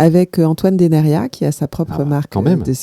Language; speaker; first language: French; native; French